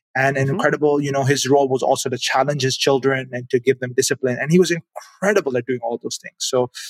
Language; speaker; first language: English; non-native, local second language; Urdu